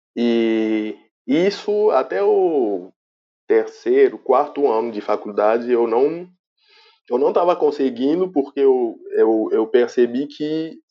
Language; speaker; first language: Portuguese; non-native, fluent; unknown